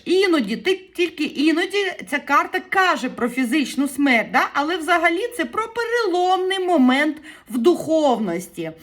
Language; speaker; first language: Ukrainian; native; Ukrainian